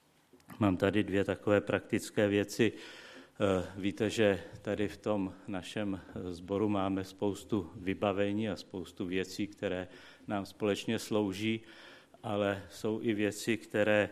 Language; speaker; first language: Czech; native; Czech